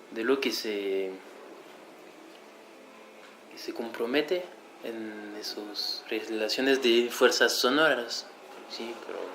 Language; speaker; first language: Spanish; non-native, fluent; French